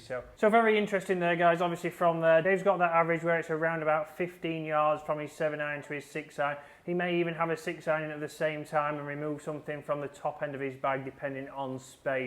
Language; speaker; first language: English; native; English